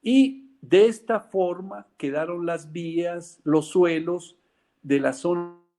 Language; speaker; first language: Spanish; native; Spanish